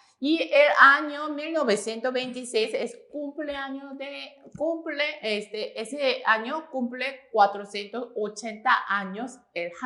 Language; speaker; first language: Spanish; non-native, fluent; Korean